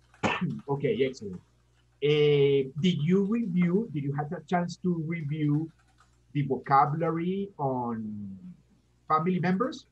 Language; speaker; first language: English; non-native, fluent; Spanish